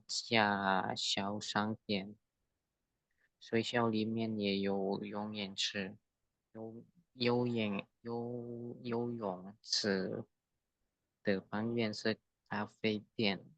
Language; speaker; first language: Chinese; non-native, learner; Indonesian